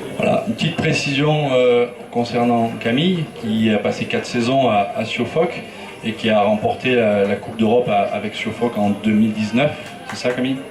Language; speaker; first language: French; native; French